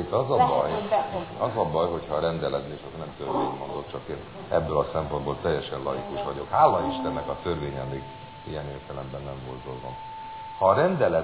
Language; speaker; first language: Hungarian; native; Hungarian